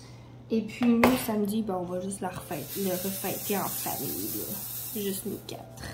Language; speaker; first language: French; native; French